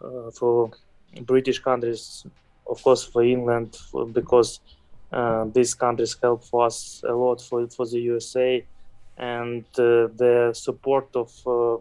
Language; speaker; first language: English; non-native, fluent; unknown